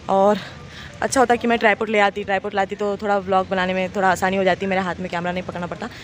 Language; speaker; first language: Hindi; non-native, local second language; Urdu